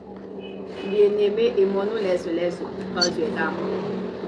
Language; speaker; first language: French; non-native, local second language; Haitian Creole